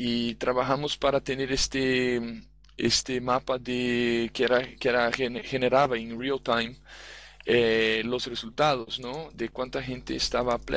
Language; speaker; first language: Spanish; non-native, fluent; Portuguese